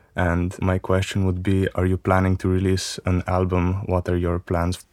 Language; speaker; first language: English; non-native, fluent; Macedonian